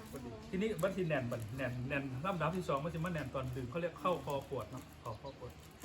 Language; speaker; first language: Thai; native; Thai